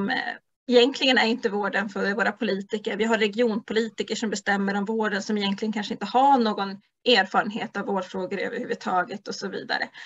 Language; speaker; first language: Swedish; native; Swedish